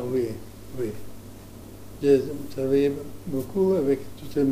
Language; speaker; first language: French; non-native, learner; Italian